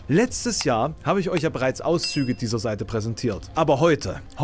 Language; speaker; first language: German; native; German